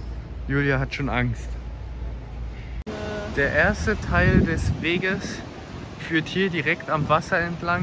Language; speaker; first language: German; native; German